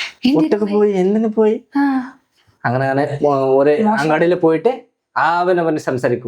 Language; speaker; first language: Malayalam; non-native, local second language; Bangla